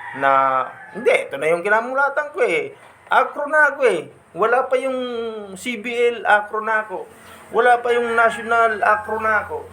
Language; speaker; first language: Filipino; non-native, local second language; Bikol